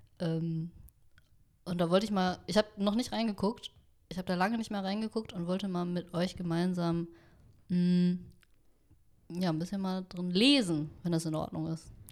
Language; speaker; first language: German; early bilingual, other home language; Vietnamese